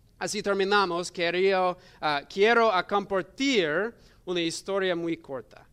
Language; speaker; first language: Spanish; non-native, learner; English